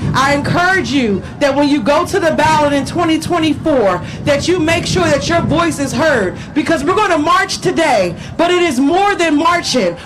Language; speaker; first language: English; native; English